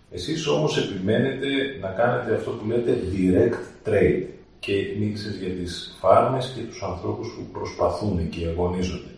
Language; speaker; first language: Greek; native; Greek